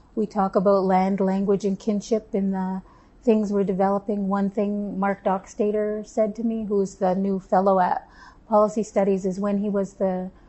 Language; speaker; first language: English; native; English